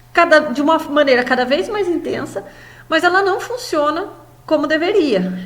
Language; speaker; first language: Portuguese; native; Portuguese